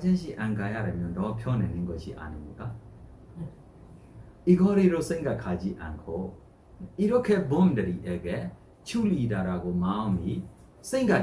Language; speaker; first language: Korean; non-native, fluent; Burmese